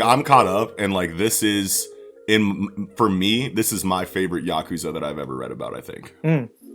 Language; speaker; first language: English; native; English